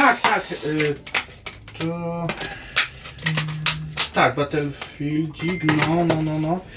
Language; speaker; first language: Polish; native; Polish